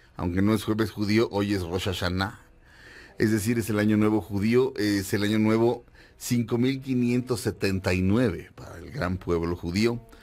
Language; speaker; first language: Spanish; native; Spanish